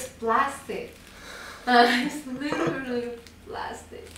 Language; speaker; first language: English; non-native, fluent; Indonesian